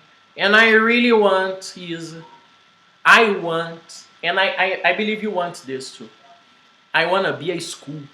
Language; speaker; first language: English; non-native, fluent; Portuguese